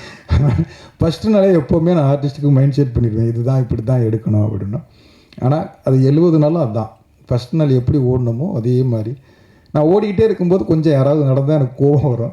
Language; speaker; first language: Tamil; native; Tamil